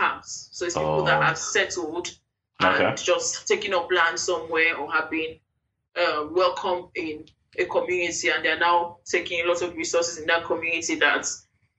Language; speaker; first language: English; non-native, local second language; Yoruba